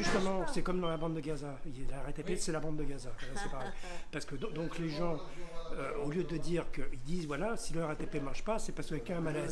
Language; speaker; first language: French; native; French